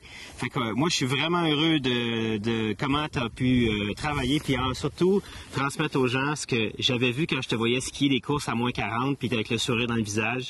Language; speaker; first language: French; native; French